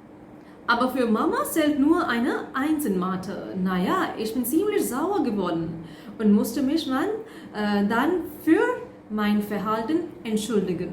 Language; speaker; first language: German; non-native, fluent; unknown